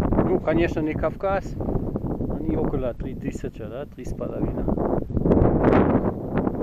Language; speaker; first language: Russian; non-native, learner; German